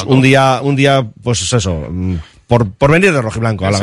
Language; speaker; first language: Spanish; native; Spanish